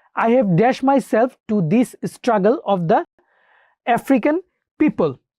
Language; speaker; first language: English; non-native, local second language; Bangla